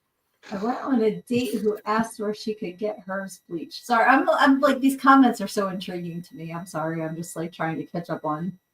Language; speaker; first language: English; native; English